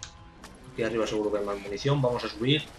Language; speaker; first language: Spanish; native; Spanish